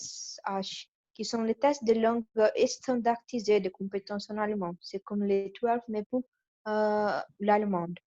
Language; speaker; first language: French; non-native, learner; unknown